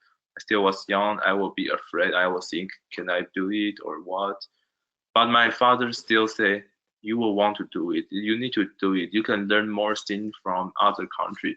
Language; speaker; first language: English; non-native, learner; Chinese